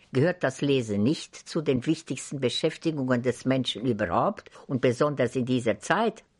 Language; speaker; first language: German; native; German